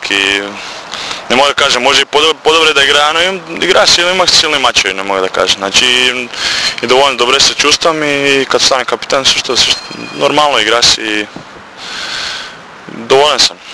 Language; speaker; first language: Bulgarian; non-native, learner; Croatian